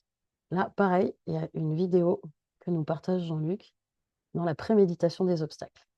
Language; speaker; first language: French; native; French